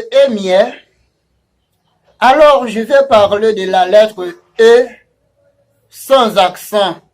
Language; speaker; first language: French; non-native, fluent; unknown